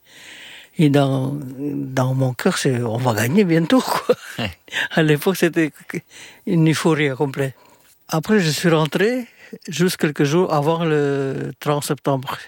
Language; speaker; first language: French; non-native, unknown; Indonesian